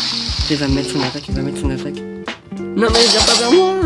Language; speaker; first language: French; native; French